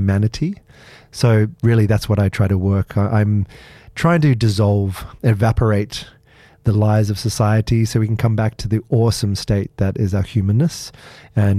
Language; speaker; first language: English; native; English